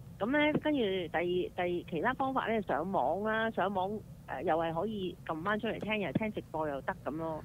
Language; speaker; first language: Cantonese; native; Cantonese